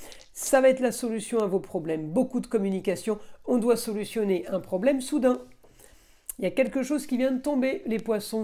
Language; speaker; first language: French; native; French